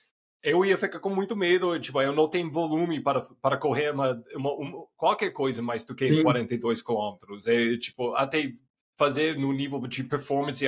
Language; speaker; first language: Portuguese; non-native, fluent; English